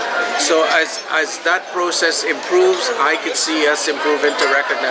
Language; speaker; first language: English; native; English